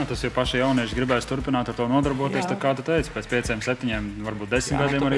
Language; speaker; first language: Latvian; native; Latvian